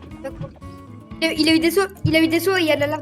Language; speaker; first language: French; native; French